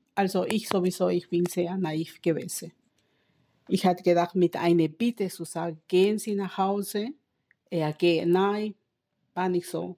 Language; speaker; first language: German; non-native, learner; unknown